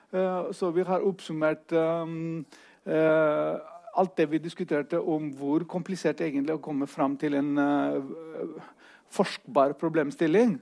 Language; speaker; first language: Norwegian; non-native, fluent; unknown